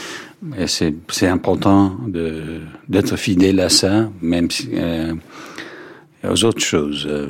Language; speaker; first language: French; non-native, fluent; Danish